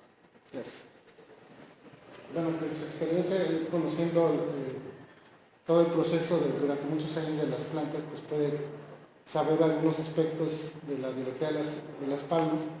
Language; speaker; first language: Spanish; native; Spanish